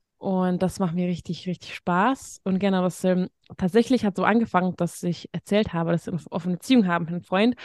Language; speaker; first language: German; non-native, fluent; Hungarian